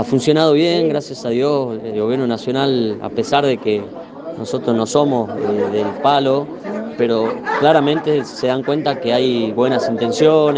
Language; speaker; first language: Spanish; native; Spanish